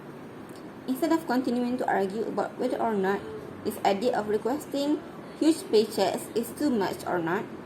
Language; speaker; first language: English; non-native, local second language; Malay